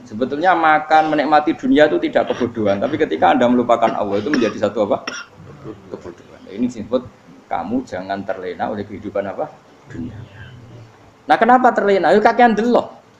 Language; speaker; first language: Indonesian; non-native, local second language; Javanese